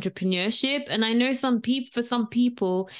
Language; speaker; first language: English; non-native, local second language; Yoruba